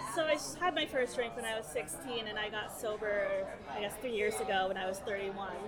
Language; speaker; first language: English; early bilingual, other home language; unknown